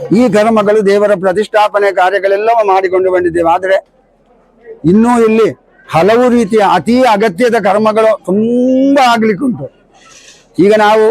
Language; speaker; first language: Kannada; native; Kannada